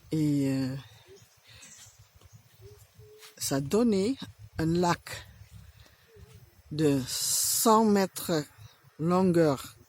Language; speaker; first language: French; non-native, learner; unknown